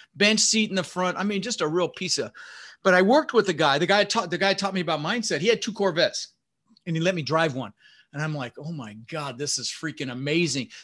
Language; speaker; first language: English; early bilingual, other home language; Dutch